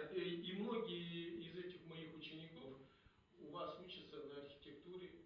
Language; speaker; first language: Russian; non-native, local second language; Kazakh